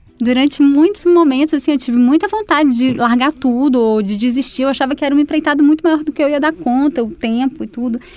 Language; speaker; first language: Portuguese; native; Portuguese